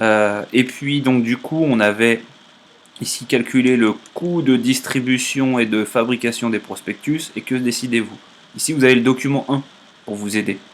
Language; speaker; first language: French; native; French